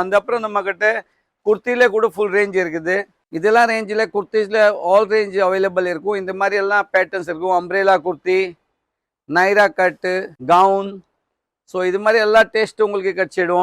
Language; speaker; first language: Tamil; non-native, learner; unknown